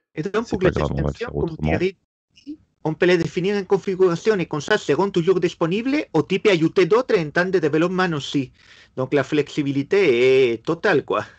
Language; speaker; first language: French; non-native, fluent; Spanish